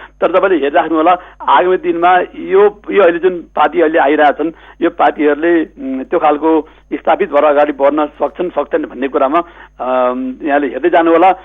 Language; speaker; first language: Nepali; native; Nepali